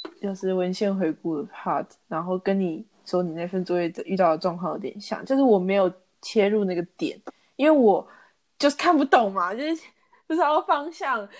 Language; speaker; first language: Chinese; native; Chinese